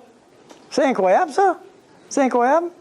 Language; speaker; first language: French; native; French